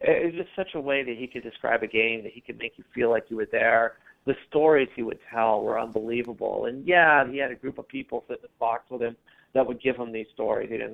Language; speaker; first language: English; native; English